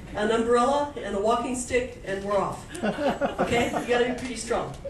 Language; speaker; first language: English; native; English